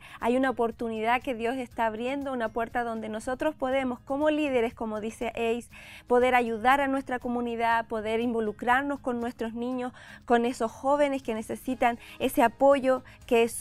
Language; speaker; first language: Spanish; native; Spanish